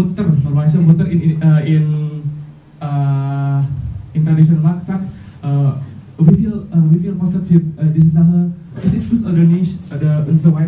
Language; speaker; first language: German; non-native, learner; Indonesian